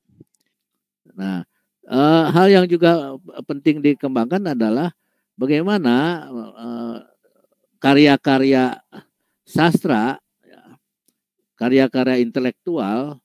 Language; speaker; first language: Indonesian; native; Indonesian